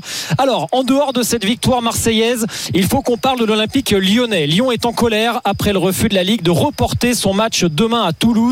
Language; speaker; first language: French; native; French